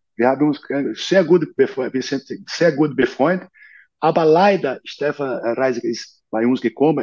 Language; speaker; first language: German; non-native, learner; Portuguese